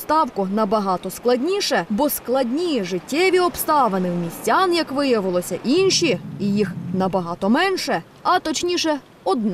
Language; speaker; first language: Ukrainian; native; Ukrainian